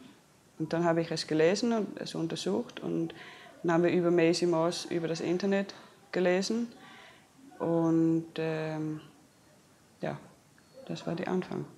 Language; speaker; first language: German; non-native, fluent; Danish